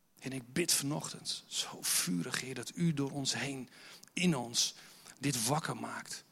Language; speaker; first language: Dutch; non-native, fluent; English